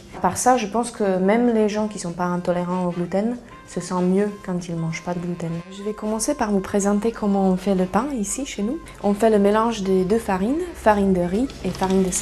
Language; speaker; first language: French; non-native, fluent; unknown